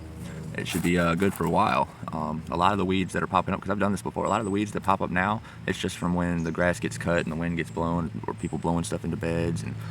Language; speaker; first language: English; native; English